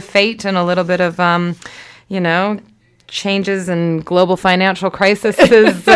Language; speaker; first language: English; native; English